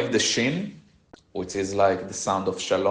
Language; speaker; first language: English; non-native, learner; Hebrew